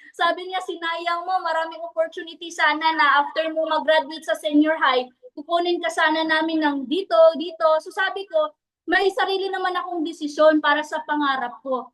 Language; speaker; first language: Filipino; non-native, local second language; Cebuano